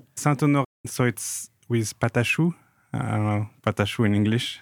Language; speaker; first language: English; non-native, fluent; French